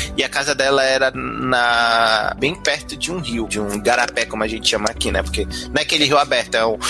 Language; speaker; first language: Portuguese; native; Portuguese